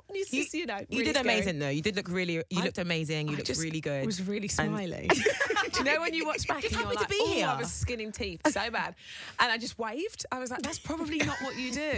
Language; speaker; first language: English; native; English